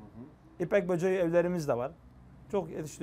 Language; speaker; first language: Turkish; native; Turkish